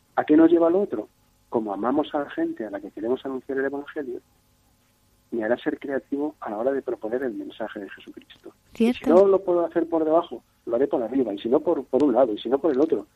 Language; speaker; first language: Spanish; native; Spanish